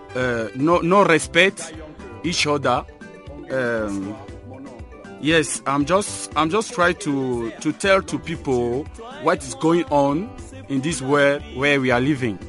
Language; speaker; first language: English; non-native, local second language; French